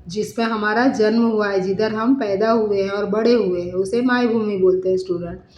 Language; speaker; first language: Hindi; non-native, local second language; Marathi